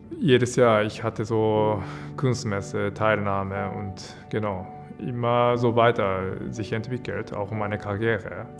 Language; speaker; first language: German; non-native, fluent; Japanese